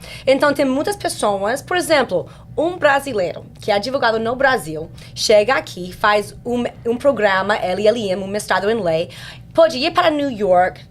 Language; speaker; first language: Portuguese; non-native, fluent; English